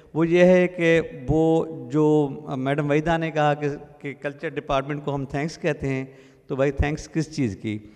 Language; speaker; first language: Urdu; non-native, local second language; Sindhi